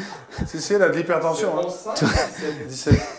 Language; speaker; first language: French; native; French